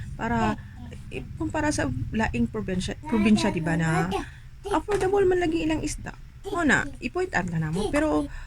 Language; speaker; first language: Cebuano; native; Cebuano